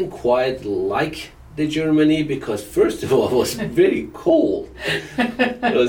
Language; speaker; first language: English; non-native, fluent; Persian